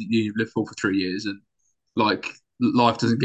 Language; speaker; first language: English; native; English